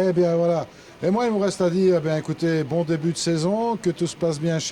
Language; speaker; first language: French; native; French